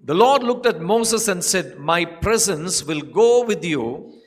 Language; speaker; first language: English; non-native, local second language; Tamil